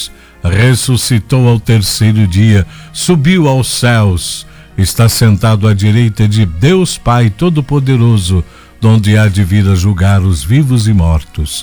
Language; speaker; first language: Portuguese; native; Portuguese